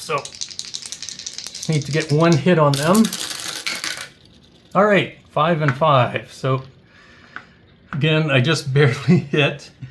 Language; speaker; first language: English; native; English